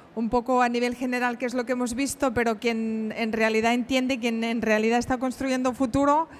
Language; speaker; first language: Spanish; non-native, local second language; Catalan